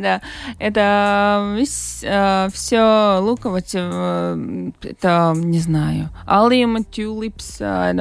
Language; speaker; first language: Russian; non-native, local second language; Latvian